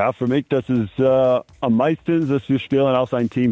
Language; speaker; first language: German; non-native, fluent; English